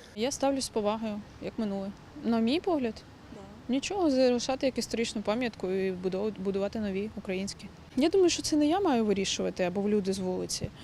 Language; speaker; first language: Ukrainian; native; Ukrainian